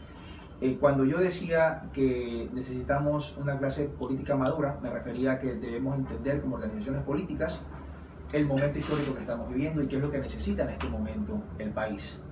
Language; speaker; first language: Spanish; native; Spanish